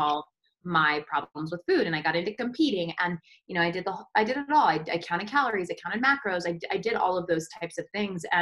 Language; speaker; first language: English; native; English